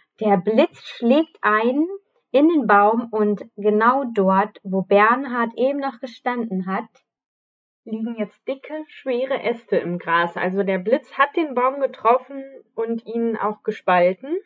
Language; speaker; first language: German; native; German